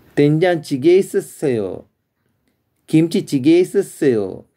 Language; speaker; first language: Korean; non-native, learner; Sinhala